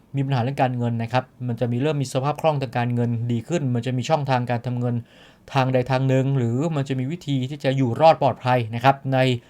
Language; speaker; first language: Thai; native; Thai